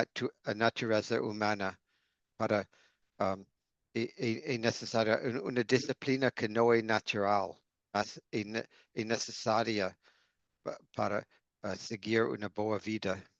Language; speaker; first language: Portuguese; non-native, learner; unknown